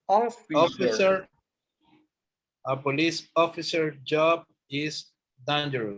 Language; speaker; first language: English; non-native, learner; Spanish